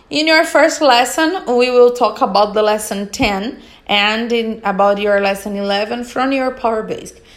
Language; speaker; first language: English; non-native, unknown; Portuguese